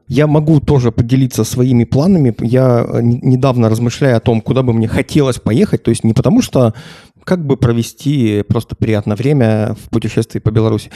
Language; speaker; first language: Russian; native; Russian